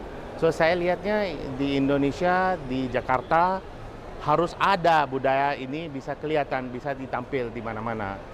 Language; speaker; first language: Indonesian; non-native, fluent; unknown